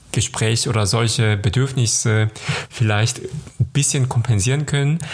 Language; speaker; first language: German; non-native, fluent; Korean